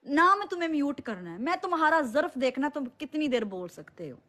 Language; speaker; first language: Urdu; non-native, local second language; Punjabi